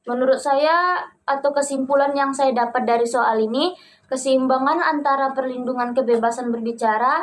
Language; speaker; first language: Indonesian; native; Indonesian